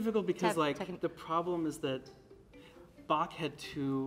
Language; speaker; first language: English; native; English